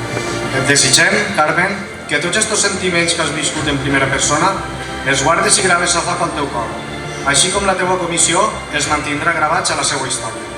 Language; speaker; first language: Catalan; native; Catalan